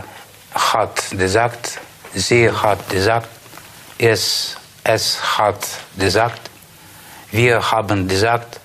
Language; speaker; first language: German; non-native, learner; Russian